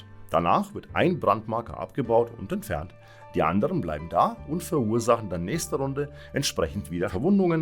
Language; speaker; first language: German; native; German